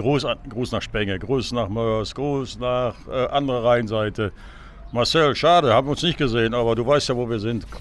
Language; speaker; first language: German; native; German